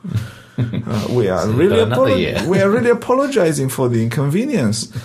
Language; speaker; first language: English; non-native, fluent; Romanian